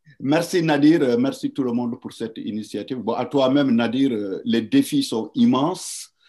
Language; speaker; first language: French; non-native, local second language; Wolof